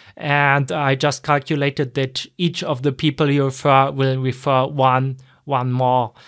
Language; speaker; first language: English; non-native, fluent; German